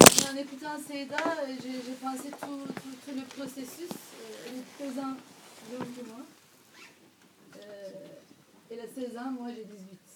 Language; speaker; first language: French; non-native, fluent; Turkish